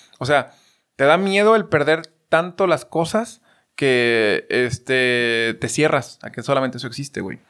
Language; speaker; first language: Spanish; native; Spanish